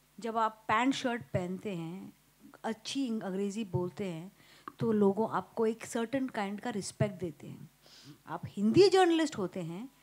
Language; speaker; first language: Hindi; native; Hindi